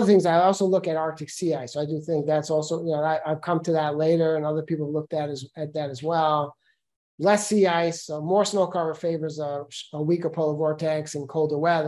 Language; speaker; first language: English; native; English